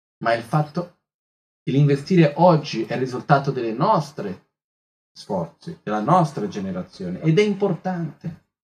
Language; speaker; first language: Italian; non-native, fluent; Portuguese